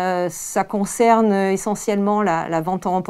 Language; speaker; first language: French; native; French